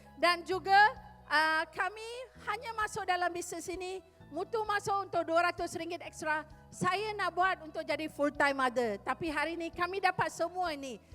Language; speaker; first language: Malay; non-native, local second language; Tamil